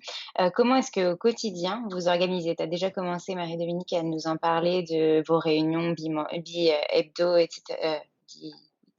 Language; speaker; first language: French; native; French